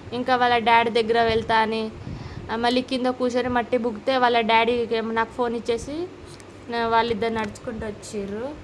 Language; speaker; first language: Telugu; non-native, local second language; Lambadi